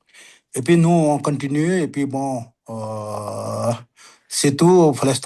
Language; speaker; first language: French; non-native, learner; Sherpa